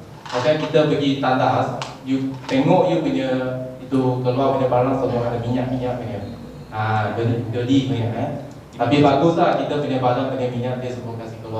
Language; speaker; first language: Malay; non-native, local second language; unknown